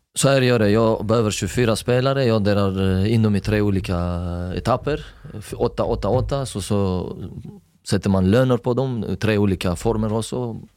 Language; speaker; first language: Swedish; non-native, fluent; Persian